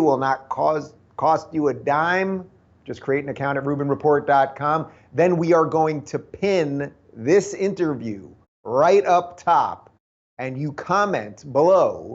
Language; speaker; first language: English; native; English